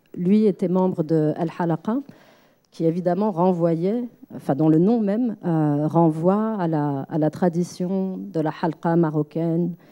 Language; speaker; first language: French; non-native, local second language; Arabic